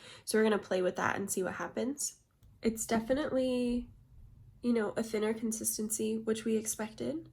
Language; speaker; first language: English; native; English